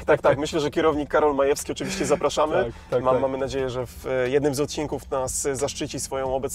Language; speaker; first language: Polish; native; Polish